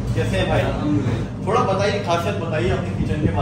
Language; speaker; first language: Hindi; native; Hindi